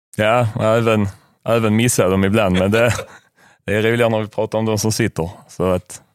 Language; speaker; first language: Swedish; native; Swedish